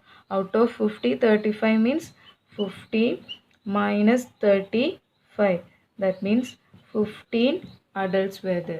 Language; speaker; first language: English; non-native, local second language; Malayalam